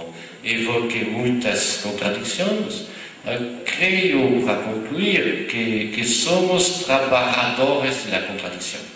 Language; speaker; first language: Spanish; non-native, fluent; French